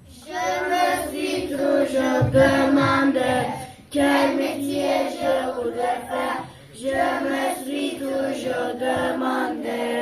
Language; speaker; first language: French; non-native, learner; Turkish